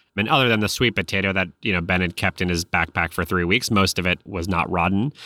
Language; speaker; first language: English; native; English